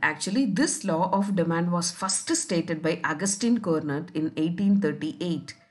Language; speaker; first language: English; non-native, local second language; Tamil